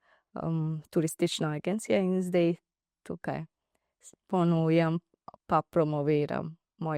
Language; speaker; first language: Slovenian; non-native, learner; Divehi